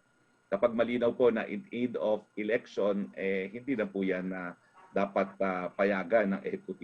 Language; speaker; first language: Filipino; native; Filipino